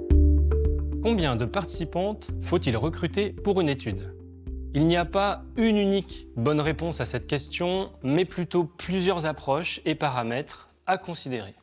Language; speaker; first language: French; native; French